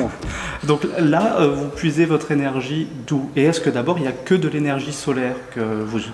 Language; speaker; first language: French; native; French